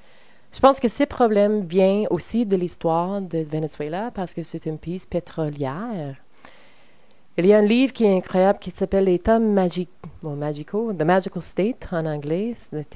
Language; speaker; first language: French; non-native, learner; English